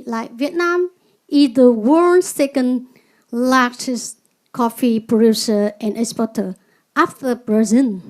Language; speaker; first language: English; non-native, learner; Vietnamese